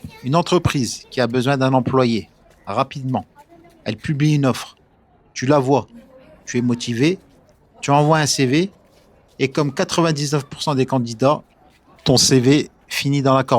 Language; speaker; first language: French; native; French